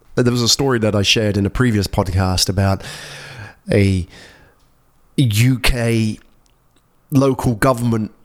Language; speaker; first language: English; native; English